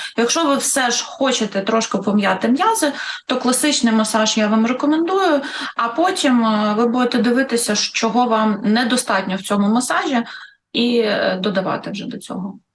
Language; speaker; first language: Ukrainian; non-native, local second language; Russian